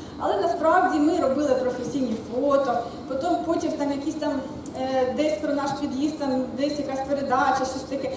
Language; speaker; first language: Ukrainian; non-native, local second language; Russian